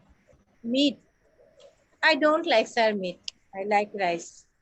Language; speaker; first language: English; non-native, learner; Assamese